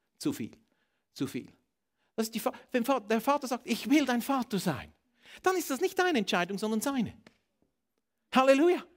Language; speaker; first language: German; native; German